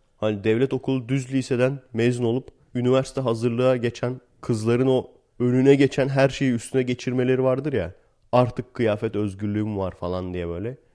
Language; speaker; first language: Turkish; native; Turkish